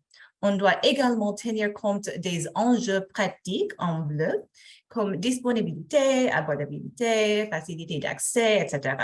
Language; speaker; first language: French; non-native, fluent; English